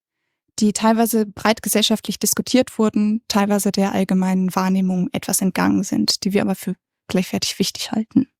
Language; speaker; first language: German; native; German